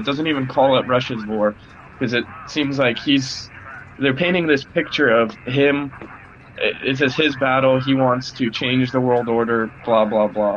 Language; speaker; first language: English; early bilingual, other home language; Russian